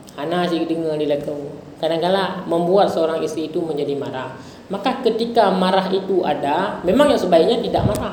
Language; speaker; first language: Indonesian; non-native, local second language; Achinese